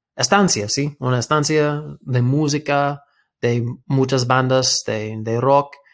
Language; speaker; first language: Spanish; non-native, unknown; English